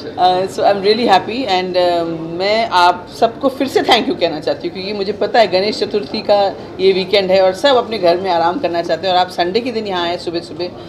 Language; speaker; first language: Hindi; native; Hindi